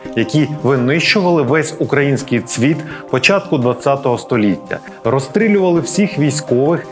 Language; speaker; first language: Ukrainian; native; Ukrainian